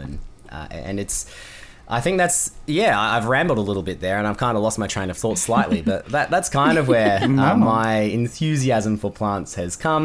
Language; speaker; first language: English; native; English